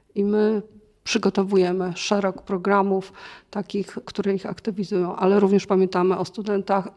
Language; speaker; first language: Polish; native; Polish